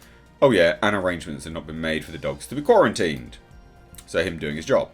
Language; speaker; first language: English; native; English